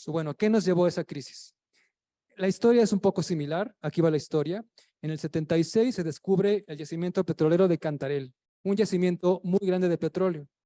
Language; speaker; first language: Spanish; native; Spanish